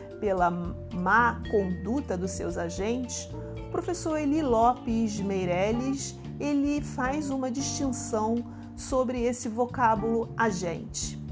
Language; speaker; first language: Portuguese; native; Portuguese